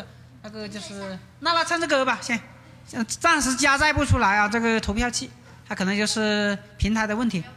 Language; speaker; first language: Chinese; native; Chinese